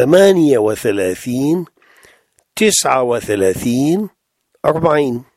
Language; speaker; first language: Arabic; non-native, fluent; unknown